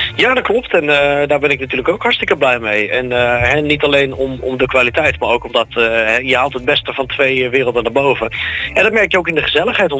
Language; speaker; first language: Dutch; native; Dutch